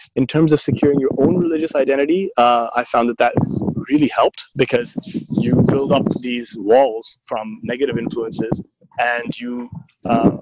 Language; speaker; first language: English; native; English